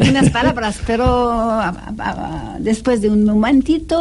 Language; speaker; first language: Spanish; non-native, learner; French